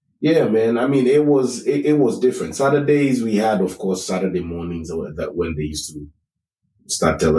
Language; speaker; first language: English; non-native, local second language; Kikuyu